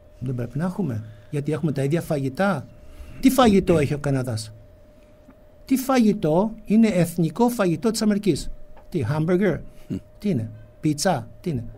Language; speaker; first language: Greek; early bilingual, heritage; Greek